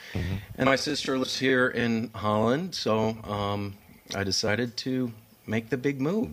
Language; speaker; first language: English; native; English